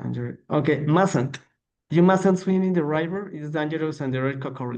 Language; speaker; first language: English; non-native, learner; Spanish